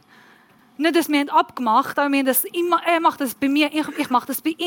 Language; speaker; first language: German; non-native, learner; Persian